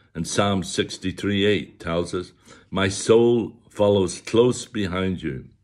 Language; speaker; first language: English; native; English